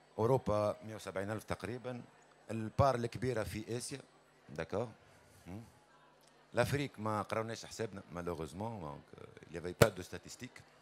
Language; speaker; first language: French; non-native, local second language; Arabic